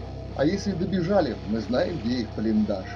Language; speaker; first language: Russian; native; Russian